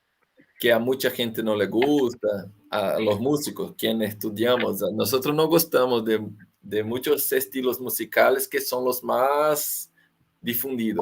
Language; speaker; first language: Spanish; non-native, fluent; Portuguese